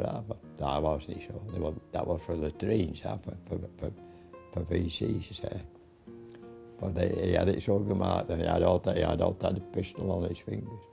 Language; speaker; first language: Dutch; non-native, learner; English